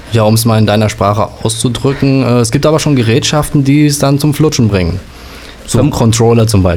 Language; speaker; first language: German; native; German